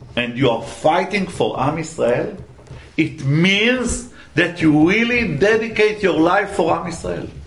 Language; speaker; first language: English; non-native, fluent; Hebrew